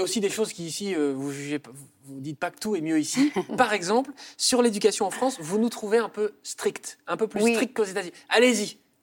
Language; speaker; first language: French; native; French